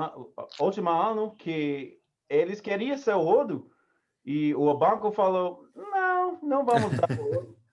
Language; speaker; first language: Portuguese; non-native, learner; English